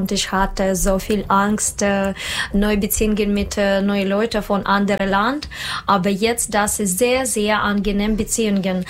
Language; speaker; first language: German; non-native, learner; Russian